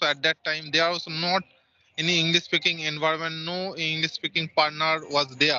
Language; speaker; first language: English; non-native, local second language; Santali